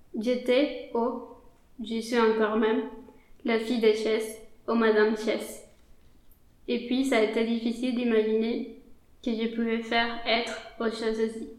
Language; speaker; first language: French; non-native, fluent; Spanish